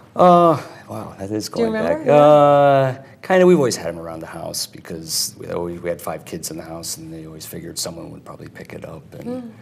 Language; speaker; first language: English; native; English